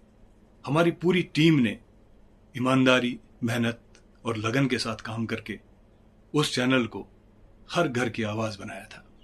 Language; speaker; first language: Hindi; native; Hindi